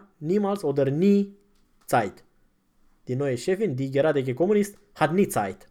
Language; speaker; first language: German; non-native, fluent; Romanian